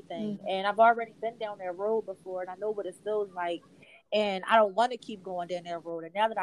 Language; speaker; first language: English; native; English